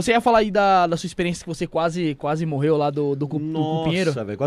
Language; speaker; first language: Portuguese; native; Portuguese